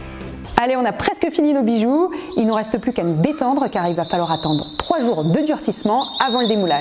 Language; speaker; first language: French; native; French